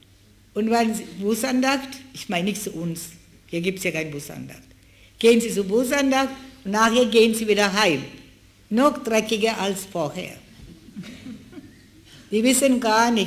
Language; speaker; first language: German; non-native, fluent; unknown